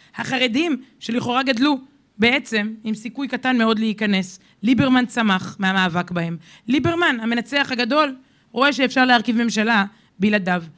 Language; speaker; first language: Hebrew; native; Hebrew